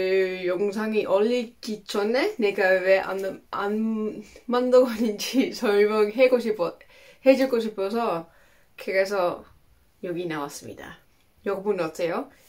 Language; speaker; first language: Korean; non-native, learner; Dutch